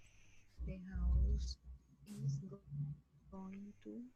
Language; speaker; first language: English; non-native, learner; Spanish